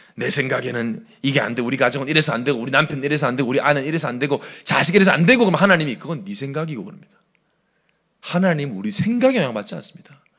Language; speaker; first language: Korean; native; Korean